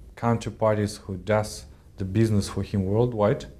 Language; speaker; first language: English; non-native, fluent; Kazakh